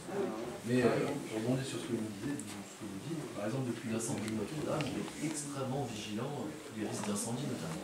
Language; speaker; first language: French; native; French